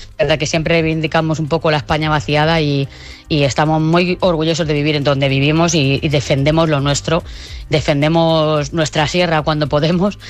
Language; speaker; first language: Spanish; native; Spanish